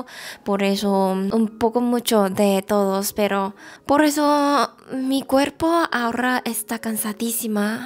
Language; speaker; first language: Spanish; non-native, fluent; Korean